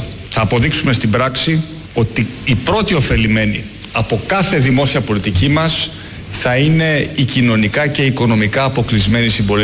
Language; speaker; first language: Greek; native; Greek